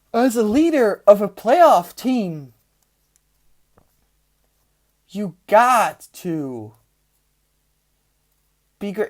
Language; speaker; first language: English; native; English